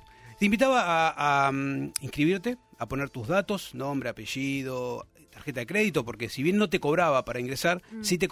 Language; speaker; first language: Spanish; native; Spanish